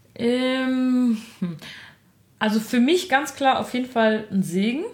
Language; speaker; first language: German; early bilingual, other home language; Armenian